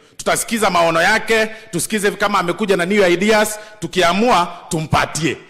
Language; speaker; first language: Swahili; non-native, local second language; Gusii